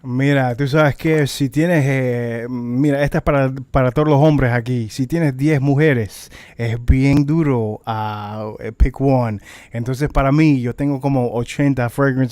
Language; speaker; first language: Spanish; early bilingual, heritage; Spanish